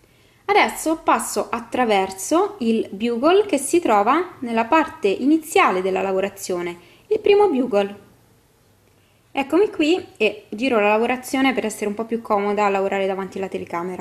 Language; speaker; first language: Italian; native; Italian